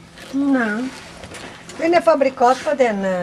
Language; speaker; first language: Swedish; non-native, learner; Portuguese